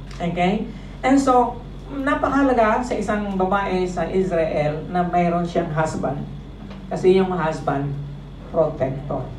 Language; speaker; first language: Filipino; non-native, local second language; Cebuano